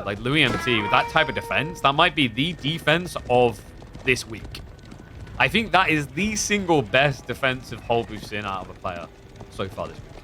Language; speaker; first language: English; native; English